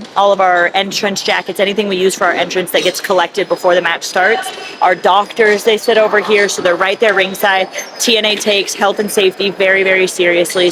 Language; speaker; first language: English; native; English